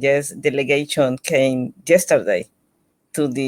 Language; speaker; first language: English; non-native, learner; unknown